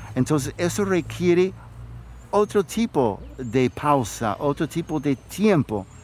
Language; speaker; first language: Spanish; non-native, fluent; English